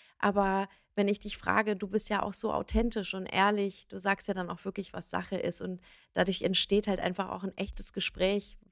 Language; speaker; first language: German; early bilingual, other home language; Persian